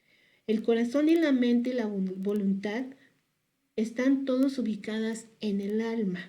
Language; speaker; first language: Spanish; native; Spanish